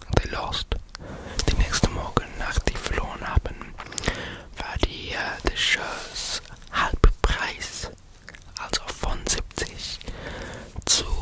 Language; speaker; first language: German; non-native, learner; English